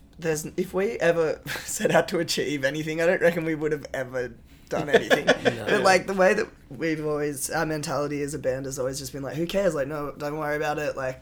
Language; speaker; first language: English; native; English